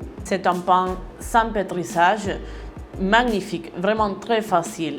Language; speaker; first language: French; non-native, learner; Spanish